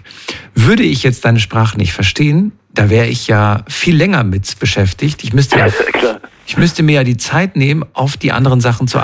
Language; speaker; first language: German; native; German